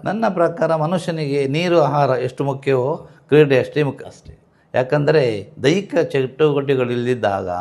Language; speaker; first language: Kannada; native; Kannada